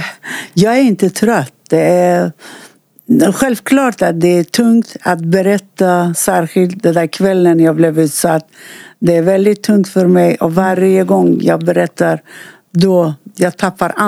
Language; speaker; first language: Swedish; non-native, fluent; Persian